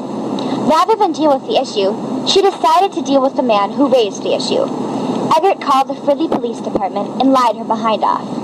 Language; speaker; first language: English; native; English